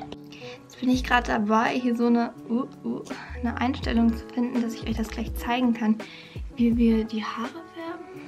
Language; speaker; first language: German; native; German